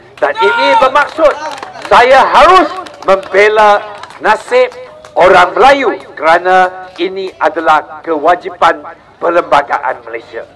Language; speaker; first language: Malay; non-native, local second language; Chinese